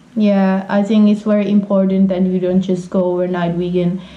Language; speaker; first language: English; non-native, fluent; Finnish